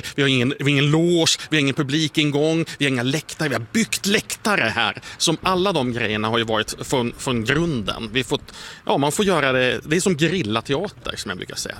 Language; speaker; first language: Swedish; native; Swedish